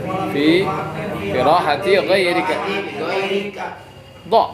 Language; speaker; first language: Arabic; non-native, fluent; Indonesian